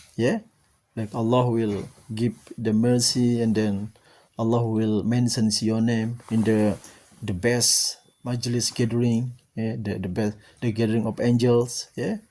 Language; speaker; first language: English; non-native, learner; Indonesian